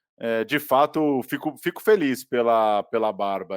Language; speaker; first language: Portuguese; native; Portuguese